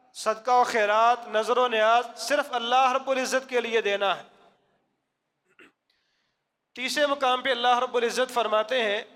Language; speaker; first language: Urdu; non-native, local second language; Punjabi